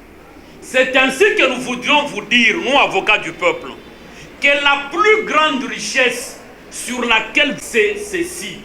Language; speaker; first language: French; non-native, local second language; Lingala